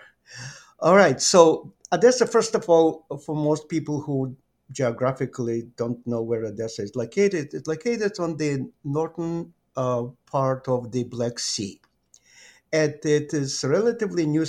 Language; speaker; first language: English; non-native, fluent; Ukrainian